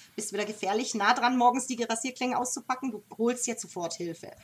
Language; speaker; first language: German; native; German